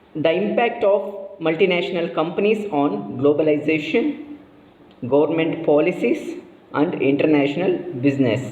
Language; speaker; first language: English; non-native, local second language; Kannada